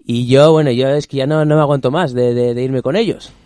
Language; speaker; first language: Spanish; native; Spanish